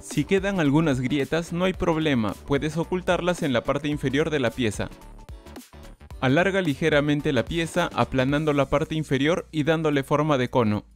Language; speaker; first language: Spanish; native; Spanish